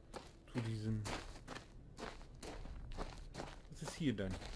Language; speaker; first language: German; native; German